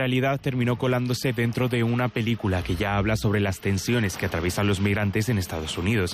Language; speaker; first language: Spanish; native; Spanish